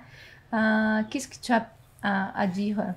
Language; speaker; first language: French; non-native, fluent; Portuguese